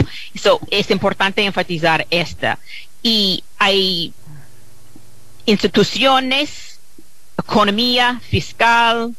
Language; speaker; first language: Spanish; non-native, fluent; English